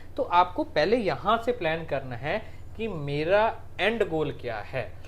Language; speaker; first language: Hindi; non-native, local second language; Punjabi